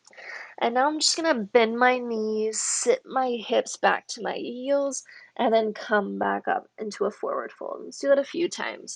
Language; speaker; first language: English; native; English